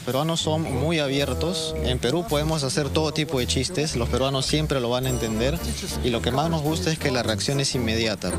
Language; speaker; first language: Spanish; non-native, fluent; Ukrainian